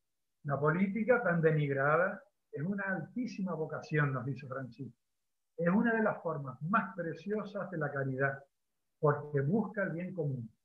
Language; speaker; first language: Spanish; native; Spanish